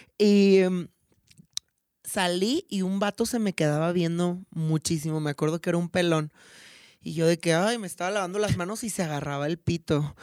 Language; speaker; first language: Spanish; native; Spanish